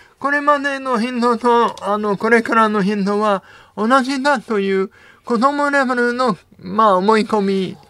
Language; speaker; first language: Japanese; non-native, fluent; English